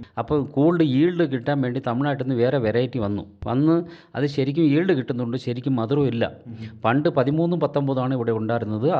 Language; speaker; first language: Malayalam; non-native, local second language; Tamil